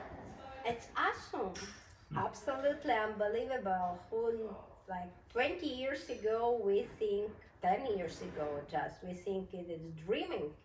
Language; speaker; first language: English; non-native, learner; Russian